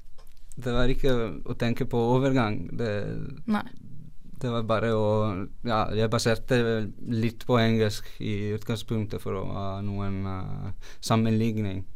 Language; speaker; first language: Norwegian; non-native, fluent; Italian